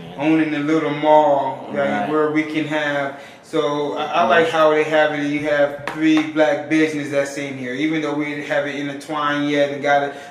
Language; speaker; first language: English; native; English